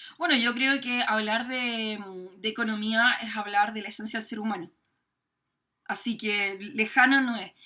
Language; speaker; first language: Spanish; native; Spanish